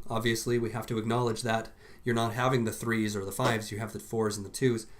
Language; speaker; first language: English; native; English